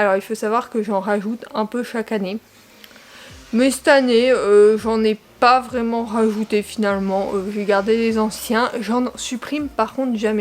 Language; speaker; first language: French; native; French